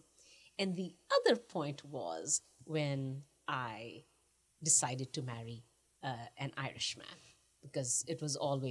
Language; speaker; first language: English; non-native, local second language; Punjabi